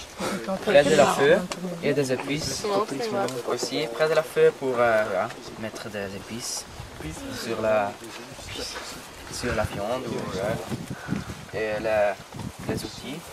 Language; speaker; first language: French; non-native, local second language; Dutch